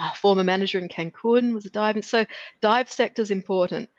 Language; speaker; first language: English; native; English